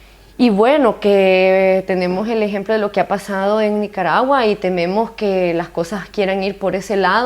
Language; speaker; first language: Spanish; native; Spanish